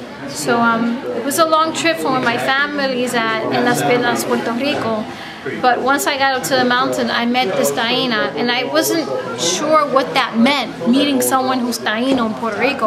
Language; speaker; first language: English; early bilingual, other home language; Spanish